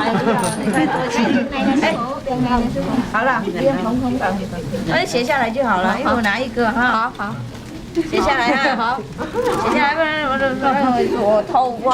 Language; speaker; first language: Chinese; non-native, fluent; Vietnamese